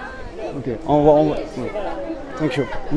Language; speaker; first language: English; non-native, learner; French